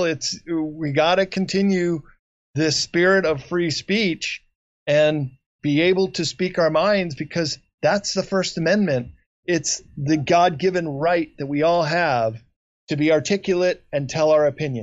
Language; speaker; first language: English; native; English